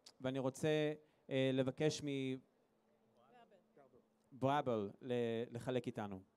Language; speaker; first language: Hebrew; native; Hebrew